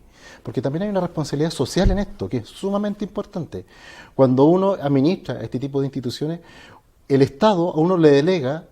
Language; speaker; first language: Spanish; native; Spanish